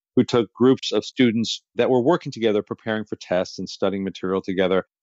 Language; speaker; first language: English; native; English